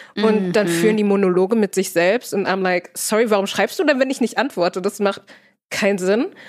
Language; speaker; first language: German; native; German